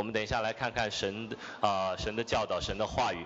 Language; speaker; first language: Chinese; native; Chinese